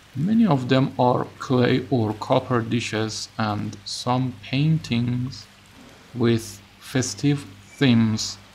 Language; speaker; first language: English; non-native, fluent; Persian